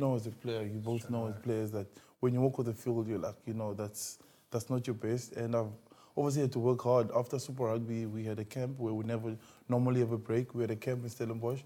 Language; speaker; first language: English; non-native, local second language; Xhosa